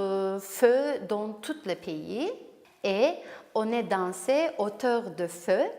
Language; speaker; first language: French; non-native, learner; Kurdish